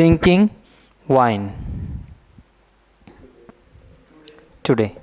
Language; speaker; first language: English; non-native, fluent; Hindi